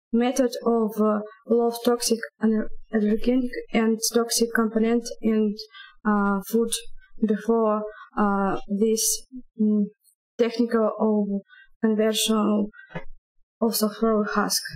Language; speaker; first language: English; non-native, learner; Russian